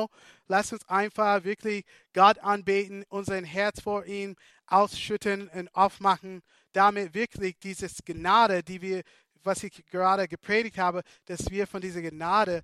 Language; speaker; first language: German; non-native, fluent; English